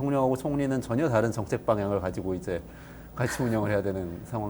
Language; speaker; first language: Korean; native; Korean